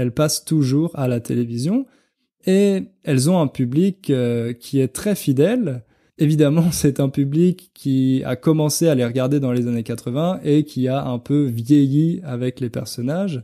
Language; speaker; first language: French; native; French